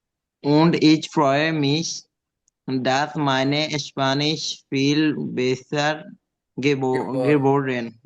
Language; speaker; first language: German; non-native, learner; Bangla